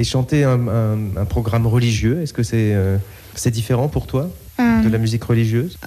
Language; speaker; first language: French; native; French